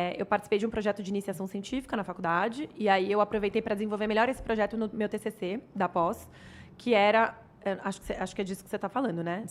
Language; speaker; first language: Portuguese; native; Portuguese